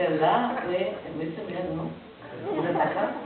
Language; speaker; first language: French; non-native, fluent; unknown